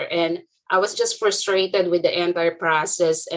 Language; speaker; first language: English; non-native, local second language; Filipino